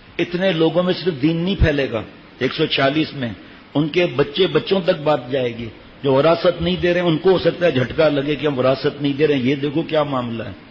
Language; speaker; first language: Urdu; native; Urdu